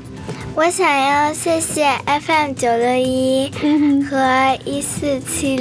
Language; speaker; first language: Chinese; early bilingual, other home language; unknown